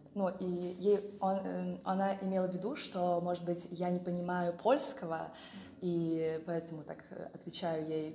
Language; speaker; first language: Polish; non-native, learner; Russian